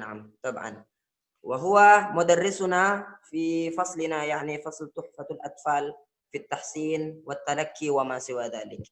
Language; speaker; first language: Arabic; non-native, fluent; Indonesian